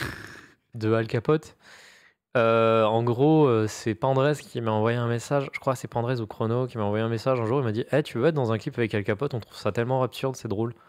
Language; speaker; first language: French; native; French